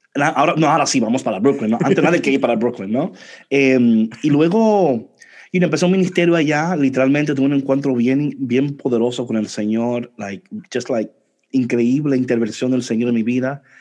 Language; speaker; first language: Spanish; early bilingual, heritage; Spanish